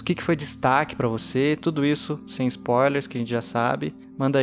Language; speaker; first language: Portuguese; native; Portuguese